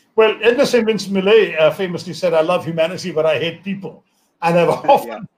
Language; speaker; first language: English; non-native, local second language; Malayalam